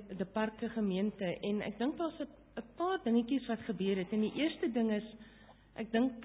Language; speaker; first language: Afrikaans; non-native, local second language; English